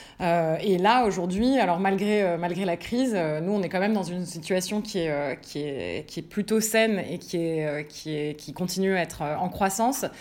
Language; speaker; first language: French; native; French